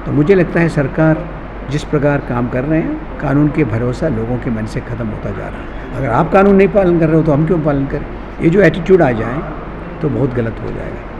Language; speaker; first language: Hindi; native; Hindi